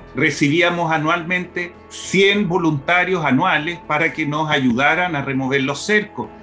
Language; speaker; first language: Spanish; early bilingual, other home language; Portuguese